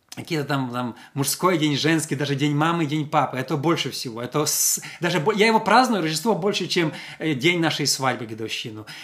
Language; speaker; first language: Russian; non-native, local second language; Ukrainian